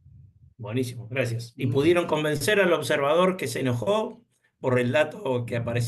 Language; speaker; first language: Spanish; native; Spanish